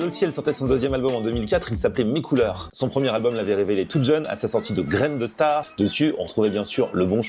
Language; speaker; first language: French; native; French